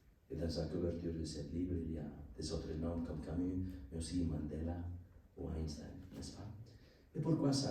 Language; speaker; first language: French; non-native, learner; Spanish